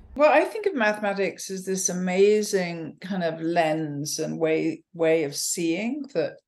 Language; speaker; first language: English; native; English